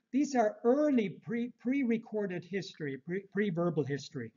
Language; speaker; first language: English; early bilingual, other home language; Turkish